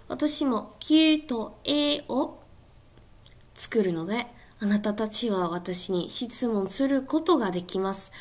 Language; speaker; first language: Japanese; non-native, learner; English